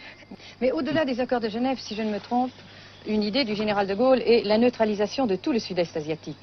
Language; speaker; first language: French; native; French